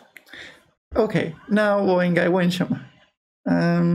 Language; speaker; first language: Chinese; non-native, learner; English